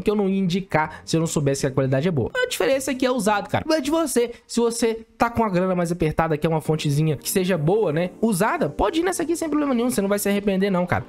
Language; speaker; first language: Portuguese; native; Portuguese